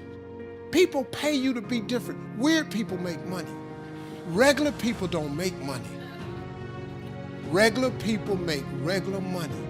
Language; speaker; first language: English; native; English